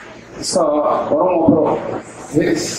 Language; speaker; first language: English; non-native, learner; Oromo